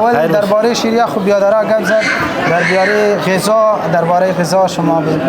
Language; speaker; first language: Persian; non-native, local second language; Pashto